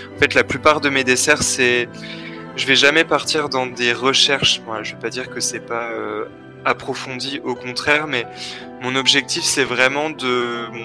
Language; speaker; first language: French; native; French